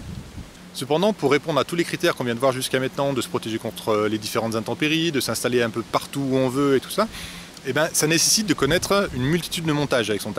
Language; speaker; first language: French; native; French